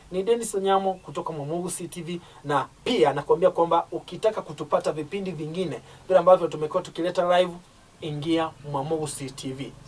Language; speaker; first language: Swahili; non-native, local second language; Gusii